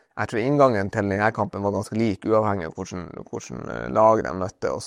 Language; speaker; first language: Norwegian; native; Norwegian